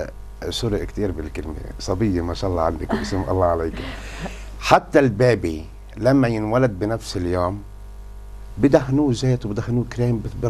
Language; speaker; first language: Arabic; native; Arabic